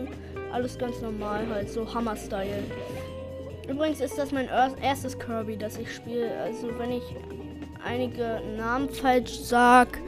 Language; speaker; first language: German; native; German